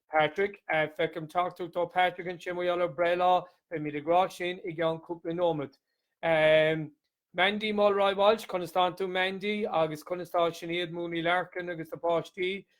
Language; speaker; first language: Irish; native; Irish